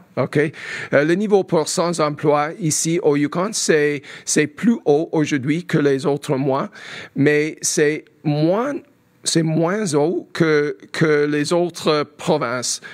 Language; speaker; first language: French; non-native, learner; English